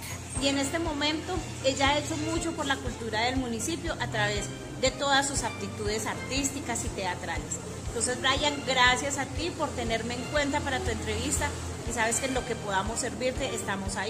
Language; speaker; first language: Spanish; native; Spanish